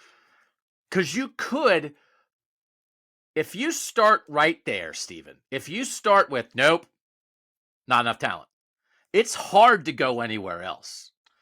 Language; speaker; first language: English; native; English